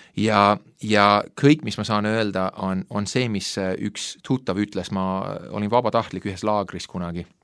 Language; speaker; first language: Estonian; non-native, fluent; English